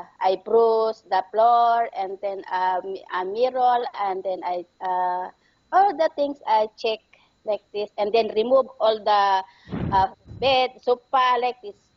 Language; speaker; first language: English; non-native, learner; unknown